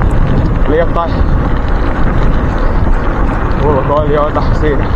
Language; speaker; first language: Finnish; native; Finnish